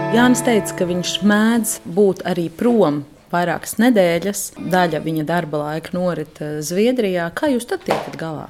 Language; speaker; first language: Latvian; native; Latvian